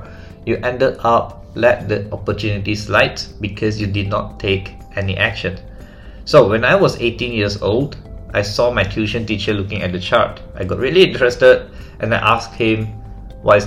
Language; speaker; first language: English; non-native, local second language; Chinese